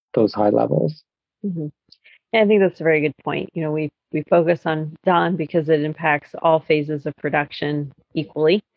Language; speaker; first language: English; native; English